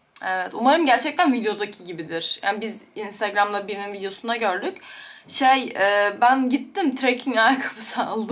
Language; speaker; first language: Turkish; native; Turkish